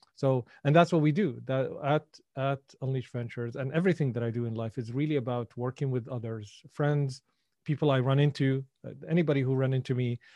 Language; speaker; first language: English; non-native, fluent; Arabic